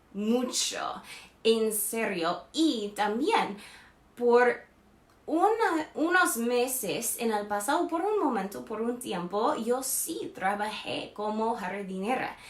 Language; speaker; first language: Spanish; non-native, fluent; English